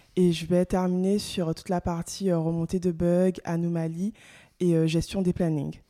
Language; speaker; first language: French; native; French